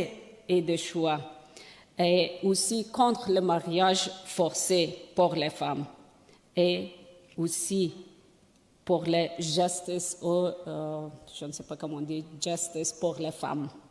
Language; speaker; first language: French; non-native, learner; Persian